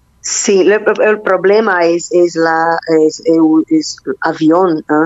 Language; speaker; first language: Spanish; non-native, learner; Portuguese